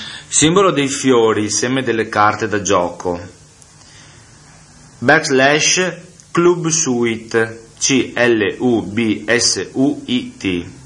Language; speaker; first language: Italian; native; Italian